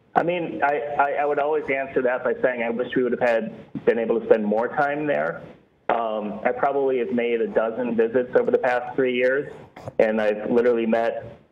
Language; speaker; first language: English; native; English